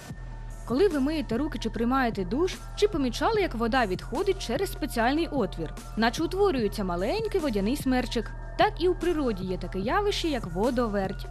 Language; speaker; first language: Ukrainian; native; Ukrainian